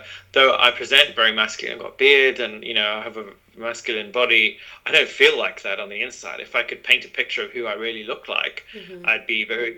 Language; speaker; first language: English; native; English